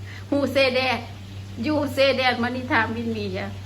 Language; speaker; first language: English; non-native, learner; Northeastern Thai